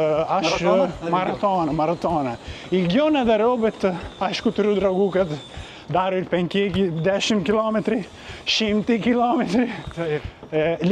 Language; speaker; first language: Lithuanian; non-native, learner; Italian